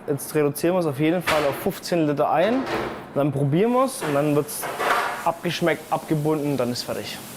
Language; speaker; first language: German; native; German